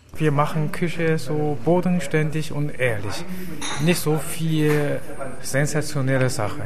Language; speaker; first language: German; non-native, learner; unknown